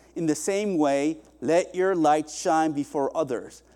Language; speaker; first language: English; early bilingual, other home language; Korean